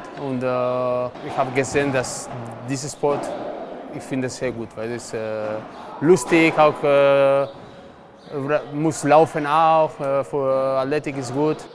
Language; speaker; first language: German; non-native, learner; Spanish